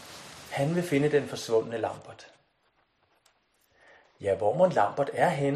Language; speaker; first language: Danish; native; Danish